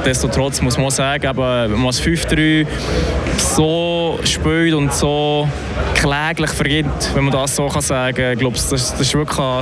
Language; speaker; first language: German; native; German